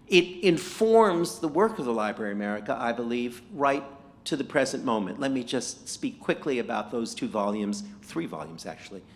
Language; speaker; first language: English; native; English